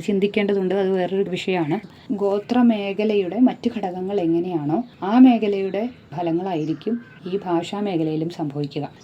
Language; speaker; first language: Malayalam; native; Malayalam